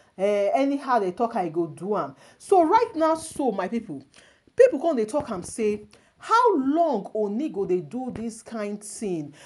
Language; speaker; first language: Nigerian Pidgin; non-native, local second language; Yoruba